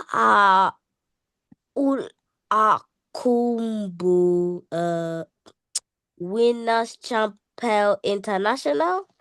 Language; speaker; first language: Igbo; early bilingual, heritage; English